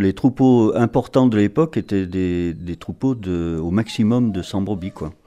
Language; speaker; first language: French; native; French